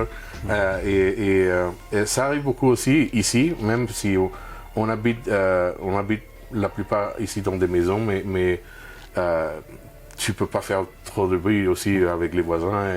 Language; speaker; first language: French; non-native, fluent; Spanish